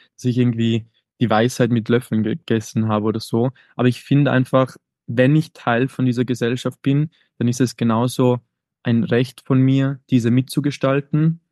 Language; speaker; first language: German; native; German